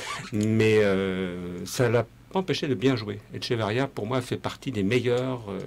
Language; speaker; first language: French; native; French